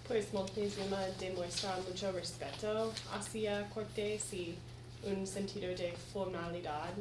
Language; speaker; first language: Spanish; non-native, fluent; English